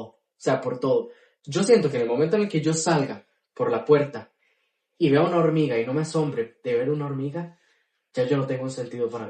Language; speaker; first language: Spanish; native; Spanish